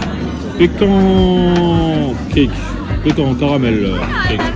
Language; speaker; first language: Japanese; non-native, learner; French